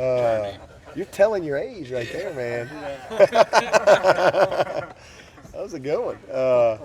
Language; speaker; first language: English; native; English